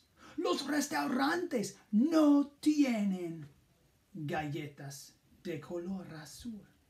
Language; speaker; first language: Spanish; non-native, fluent; English